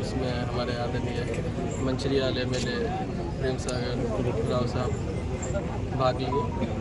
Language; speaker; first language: Hindi; non-native, local second language; Telugu